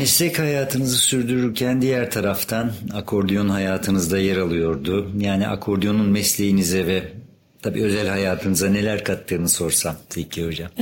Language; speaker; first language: Turkish; native; Turkish